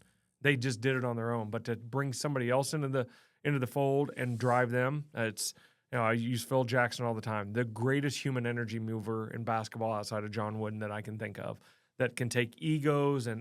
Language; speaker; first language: English; native; English